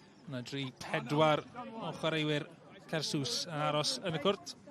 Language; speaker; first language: Welsh; native; Welsh